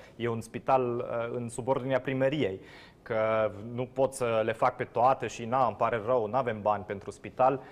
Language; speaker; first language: Romanian; non-native, fluent; German